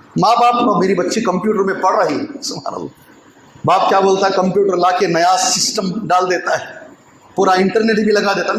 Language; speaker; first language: Urdu; native; Urdu